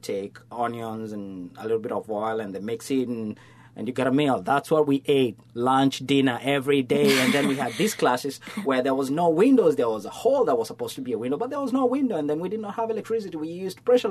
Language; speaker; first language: English; non-native, local second language; Kikuyu